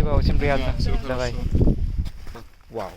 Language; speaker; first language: Russian; non-native, learner; Hindi